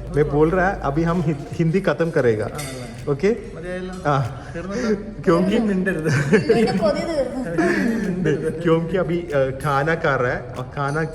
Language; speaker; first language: Hindi; non-native, local second language; Malayalam